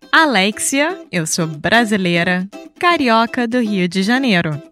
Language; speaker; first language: Portuguese; native; Portuguese